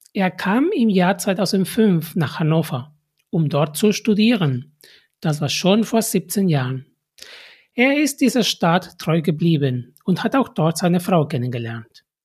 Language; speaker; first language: German; non-native, fluent; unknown